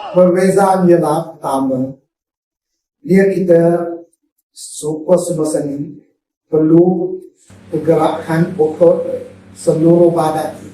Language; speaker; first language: Malay; non-native, local second language; Chinese